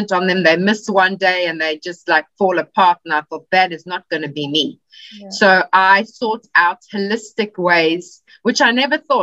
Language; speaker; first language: English; native; English